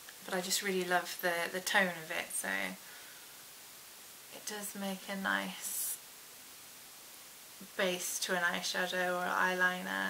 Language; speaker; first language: English; native; English